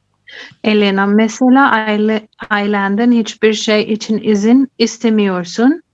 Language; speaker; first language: Turkish; non-native, learner; Urdu